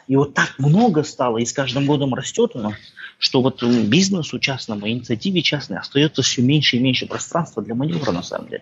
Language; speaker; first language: Russian; non-native, local second language; Kazakh